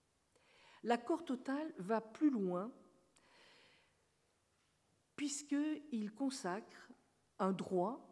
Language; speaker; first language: French; native; French